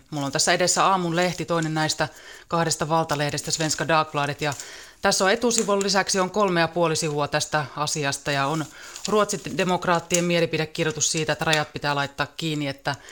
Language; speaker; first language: Finnish; native; Finnish